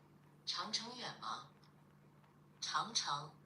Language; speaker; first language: Chinese; non-native, learner; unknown